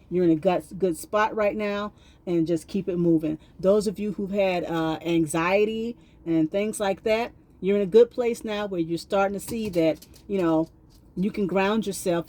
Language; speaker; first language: English; native; English